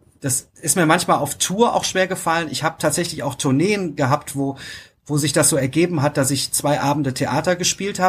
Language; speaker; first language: German; native; German